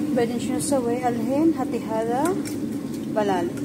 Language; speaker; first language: Arabic; non-native, learner; Filipino